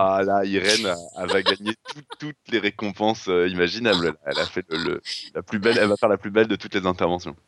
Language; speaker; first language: French; native; French